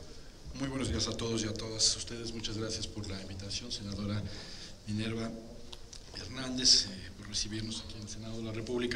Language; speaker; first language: Spanish; native; Spanish